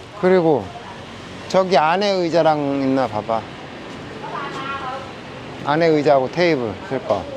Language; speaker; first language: Korean; native; Korean